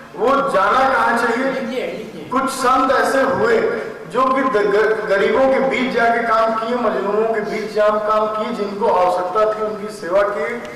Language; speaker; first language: Hindi; native; Hindi